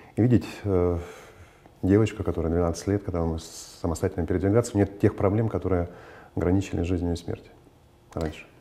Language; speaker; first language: Russian; native; Russian